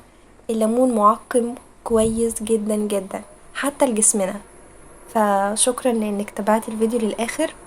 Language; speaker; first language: Arabic; native; Arabic